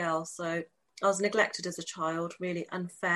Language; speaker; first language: English; native; English